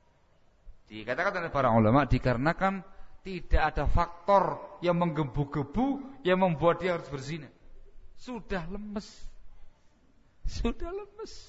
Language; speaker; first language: Indonesian; native; Indonesian